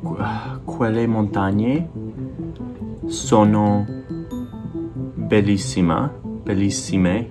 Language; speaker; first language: Italian; non-native, learner; English